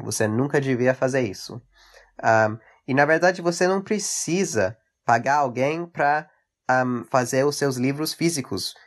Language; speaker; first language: Portuguese; early bilingual, heritage; English